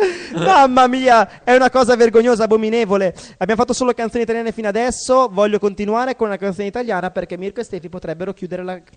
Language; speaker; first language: Italian; native; Italian